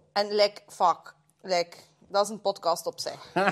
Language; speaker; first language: Dutch; non-native, fluent; Russian